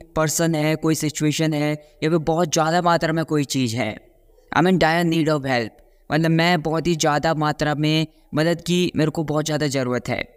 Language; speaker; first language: Hindi; native; Hindi